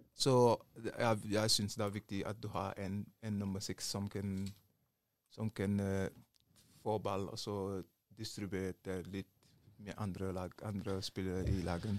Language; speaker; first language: Norwegian; non-native, learner; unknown